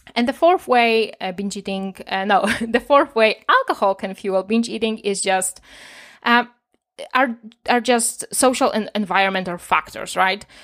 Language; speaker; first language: English; non-native, fluent; Polish